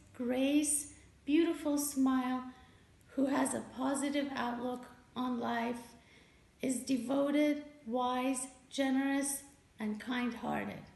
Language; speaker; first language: English; non-native, fluent; Persian